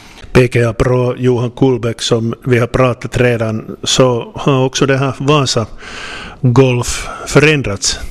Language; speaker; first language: Swedish; non-native, local second language; Finnish